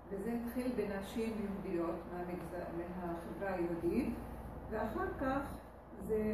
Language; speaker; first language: Hebrew; non-native, local second language; Arabic